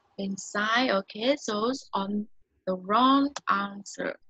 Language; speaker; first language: English; non-native, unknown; Vietnamese